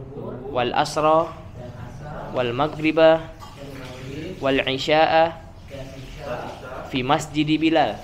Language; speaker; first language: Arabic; non-native, fluent; Indonesian